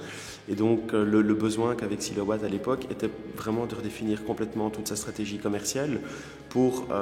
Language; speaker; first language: French; native; French